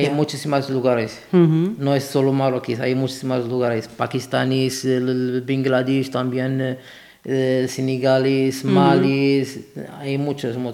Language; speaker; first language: Spanish; non-native, learner; Arabic